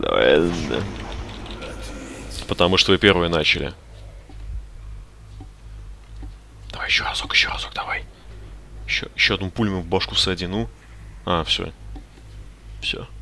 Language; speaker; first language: Russian; native; Russian